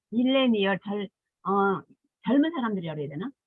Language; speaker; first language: Korean; native; Korean